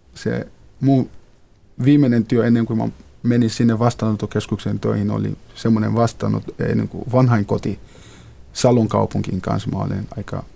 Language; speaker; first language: Finnish; non-native, fluent; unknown